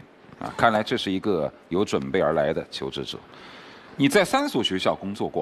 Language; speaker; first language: Chinese; native; Chinese